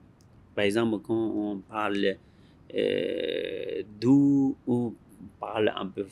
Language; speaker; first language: French; non-native, learner; Tibetan